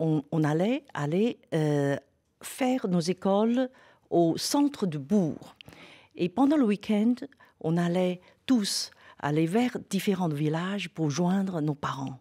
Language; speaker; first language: French; non-native, fluent; Chinese